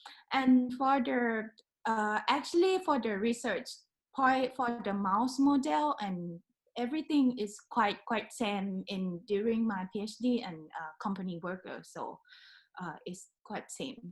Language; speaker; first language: English; non-native, learner; Thai